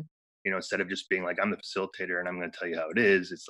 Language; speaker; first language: English; native; English